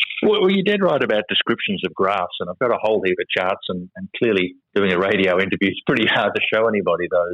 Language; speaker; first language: English; native; English